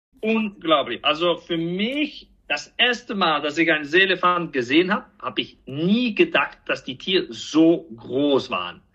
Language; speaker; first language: German; non-native, fluent; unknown